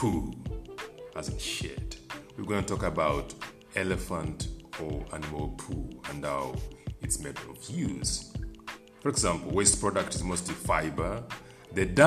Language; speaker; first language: English; non-native, local second language; Ganda